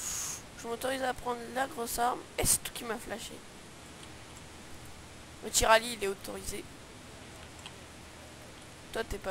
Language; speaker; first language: French; native; French